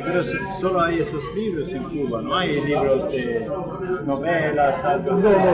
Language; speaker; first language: Spanish; non-native, learner; Italian